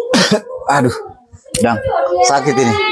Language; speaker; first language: Indonesian; native; Indonesian